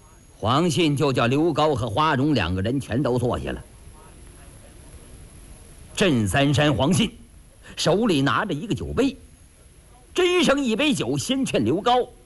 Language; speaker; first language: Chinese; native; Chinese